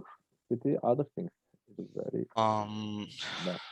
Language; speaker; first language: English; non-native, learner; Turkish